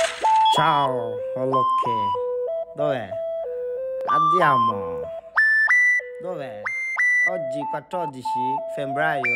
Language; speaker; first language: Italian; non-native, learner; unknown